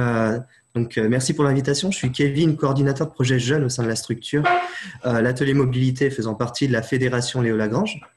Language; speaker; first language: French; native; French